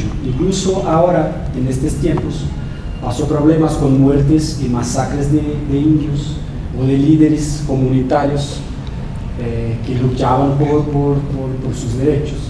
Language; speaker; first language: Spanish; non-native, fluent; Portuguese